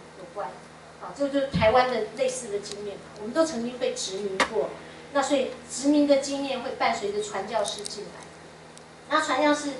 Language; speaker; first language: Chinese; native; Chinese